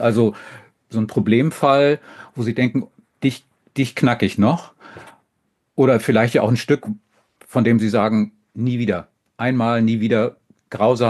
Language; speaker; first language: German; native; German